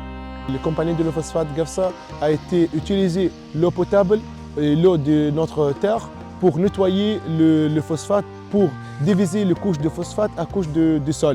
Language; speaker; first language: French; non-native, local second language; Arabic